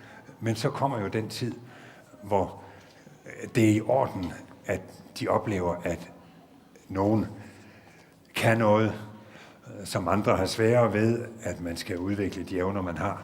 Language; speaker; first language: Danish; native; Danish